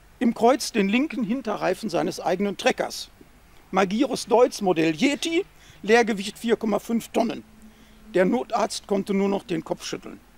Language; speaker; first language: German; native; German